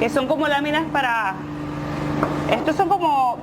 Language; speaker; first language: Spanish; native; Spanish